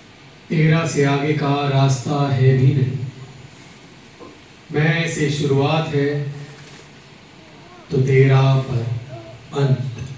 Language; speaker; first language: Hindi; native; Hindi